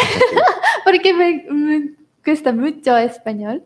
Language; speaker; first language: Spanish; non-native, learner; Japanese